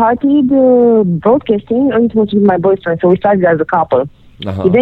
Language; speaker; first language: English; non-native, fluent; Romanian